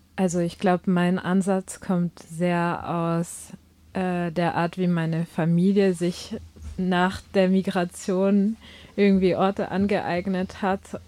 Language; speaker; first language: German; early bilingual, other home language; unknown